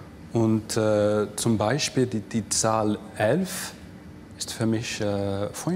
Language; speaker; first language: German; non-native, fluent; English